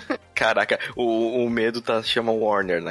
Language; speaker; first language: Portuguese; native; Portuguese